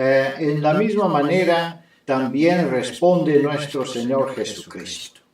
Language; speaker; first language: Spanish; non-native, fluent; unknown